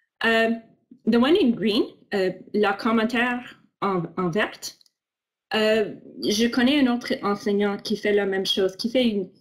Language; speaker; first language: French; non-native, fluent; English